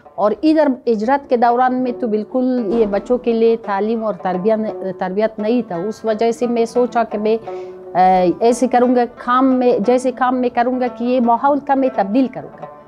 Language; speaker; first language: Urdu; non-native, fluent; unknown